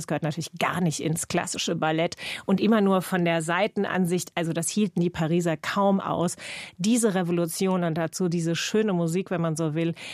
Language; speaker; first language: German; non-native, fluent; English